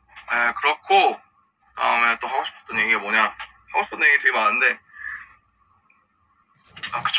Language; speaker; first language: Korean; native; Korean